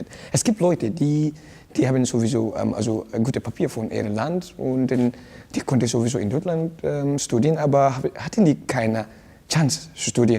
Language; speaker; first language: German; non-native, learner; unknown